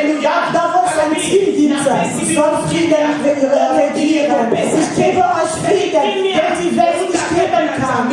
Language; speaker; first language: German; non-native, fluent; French